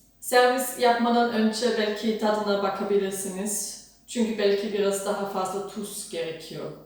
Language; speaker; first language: Turkish; non-native, fluent; German